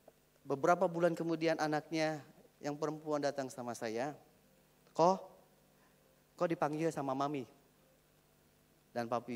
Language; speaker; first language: Indonesian; native; Indonesian